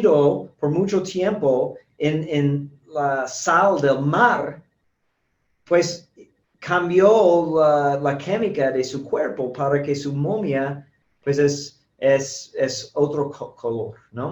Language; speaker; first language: Spanish; non-native, fluent; English